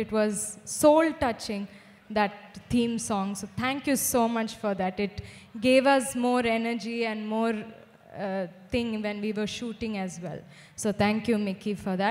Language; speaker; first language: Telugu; non-native, fluent; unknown